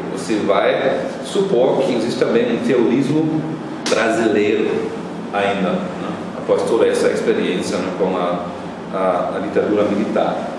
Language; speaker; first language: Portuguese; non-native, fluent; German